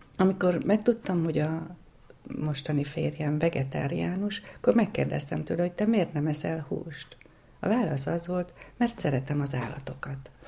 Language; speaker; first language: Hungarian; native; Hungarian